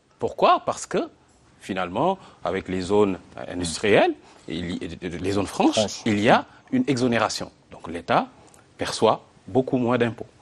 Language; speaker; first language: French; non-native, local second language; Arabic